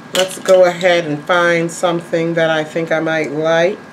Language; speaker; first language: English; native; English